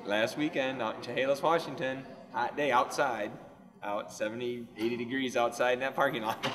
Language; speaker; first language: English; native; English